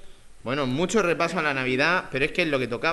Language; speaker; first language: Spanish; native; Spanish